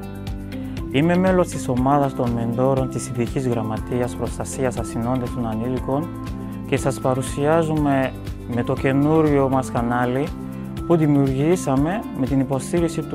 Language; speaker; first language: Greek; non-native, fluent; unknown